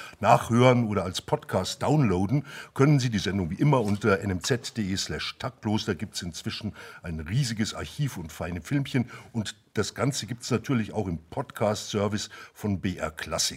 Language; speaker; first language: German; native; German